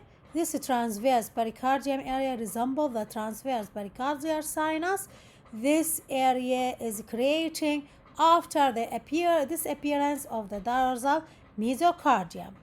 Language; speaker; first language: English; non-native, local second language; Arabic